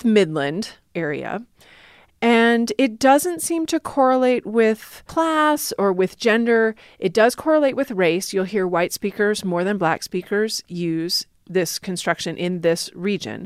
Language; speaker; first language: English; native; English